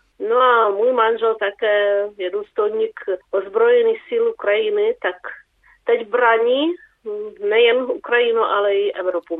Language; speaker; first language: Czech; early bilingual, heritage; Czech